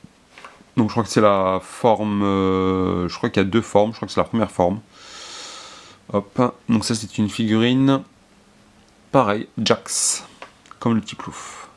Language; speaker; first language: French; native; French